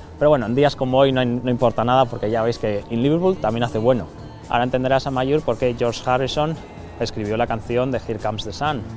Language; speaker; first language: Spanish; native; Spanish